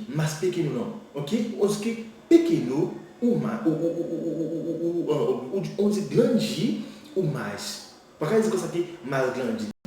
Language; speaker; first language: Portuguese; non-native, learner; Haitian Creole